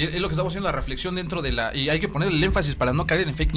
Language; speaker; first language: Spanish; native; Spanish